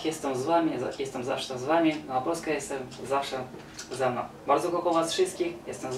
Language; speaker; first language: Polish; non-native, learner; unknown